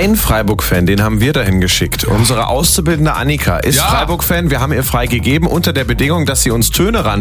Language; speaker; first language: German; native; German